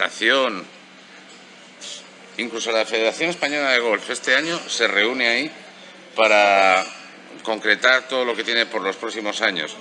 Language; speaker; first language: Spanish; native; Spanish